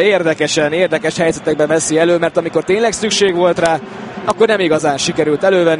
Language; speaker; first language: Hungarian; native; Hungarian